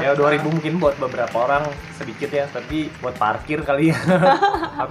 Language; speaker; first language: Indonesian; native; Indonesian